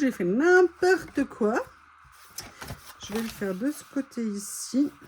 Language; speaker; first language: French; native; French